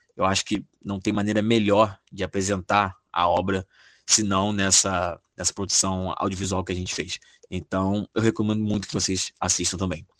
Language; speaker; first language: Portuguese; native; Portuguese